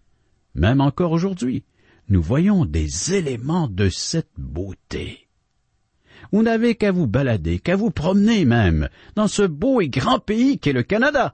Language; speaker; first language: French; native; French